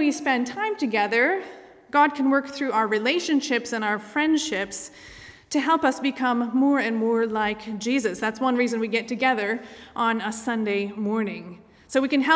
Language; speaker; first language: English; native; English